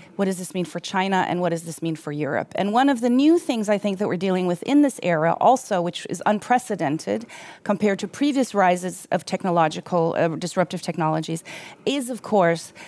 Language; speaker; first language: English; non-native, fluent; German